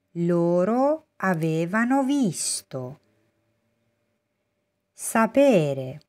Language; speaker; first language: Italian; non-native, fluent; Persian